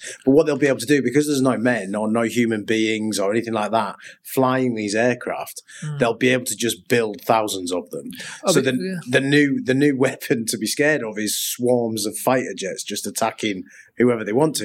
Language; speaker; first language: English; native; English